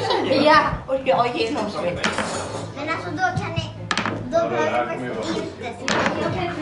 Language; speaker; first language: Swedish; non-native, fluent; Cebuano